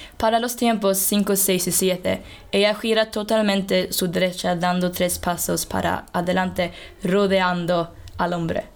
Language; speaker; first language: Spanish; non-native, fluent; Swedish